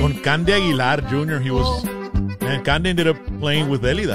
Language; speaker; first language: English; early bilingual, other home language; Spanish